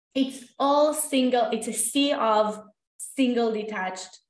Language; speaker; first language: English; non-native, fluent; Hebrew